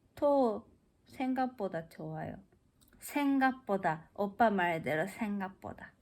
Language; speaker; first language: Korean; non-native, fluent; Japanese